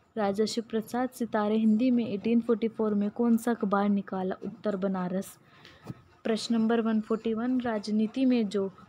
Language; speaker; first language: Hindi; native; Hindi